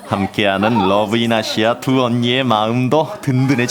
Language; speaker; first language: Korean; native; Korean